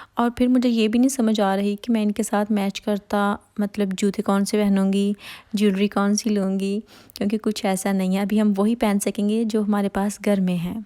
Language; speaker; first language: Hindi; non-native, local second language; Punjabi